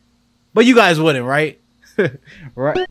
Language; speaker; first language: English; native; English